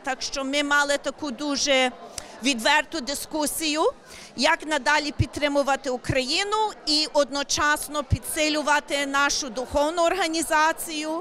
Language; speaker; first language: Ukrainian; early bilingual, heritage; English